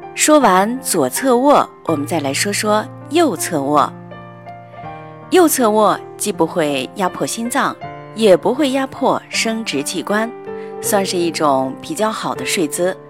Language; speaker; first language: Chinese; native; Chinese